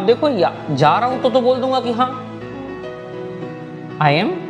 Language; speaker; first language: Hindi; native; Hindi